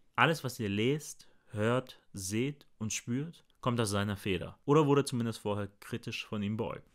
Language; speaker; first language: German; early bilingual, other home language; Bosnian